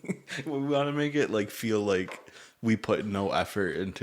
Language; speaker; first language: English; native; English